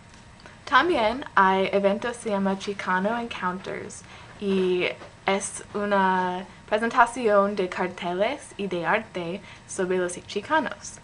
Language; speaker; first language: Spanish; non-native, learner; English